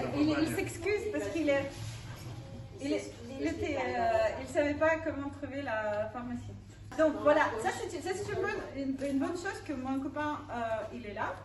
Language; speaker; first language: French; non-native, fluent; Ukrainian